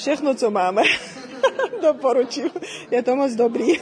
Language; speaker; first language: Czech; non-native, learner; Chechen